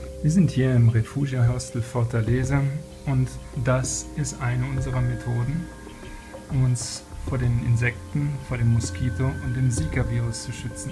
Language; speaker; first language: German; native; German